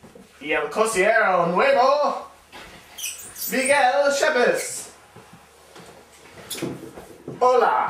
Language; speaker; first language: Spanish; non-native, learner; English